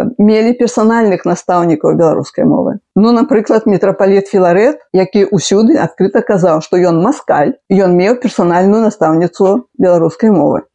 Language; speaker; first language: Belarusian; native; Belarusian